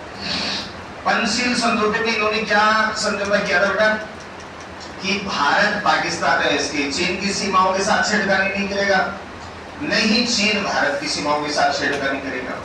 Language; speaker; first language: Hindi; native; Hindi